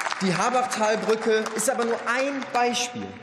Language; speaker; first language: German; native; German